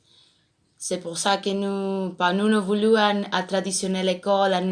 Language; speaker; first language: French; non-native, learner; Spanish